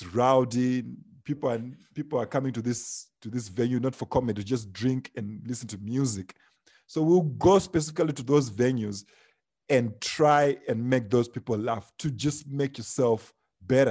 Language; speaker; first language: English; non-native, local second language; Shona